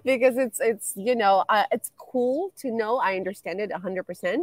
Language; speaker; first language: English; non-native, fluent; Romanian